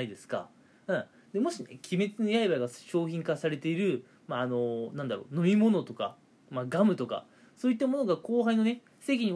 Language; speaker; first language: Japanese; native; Japanese